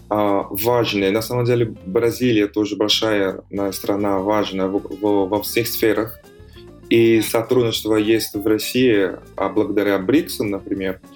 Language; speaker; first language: Russian; non-native, fluent; Portuguese